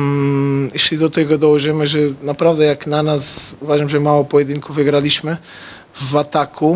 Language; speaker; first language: Polish; non-native, fluent; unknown